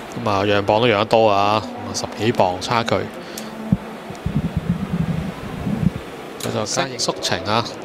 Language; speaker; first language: Cantonese; native; Cantonese